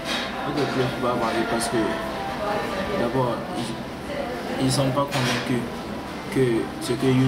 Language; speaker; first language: French; non-native, learner; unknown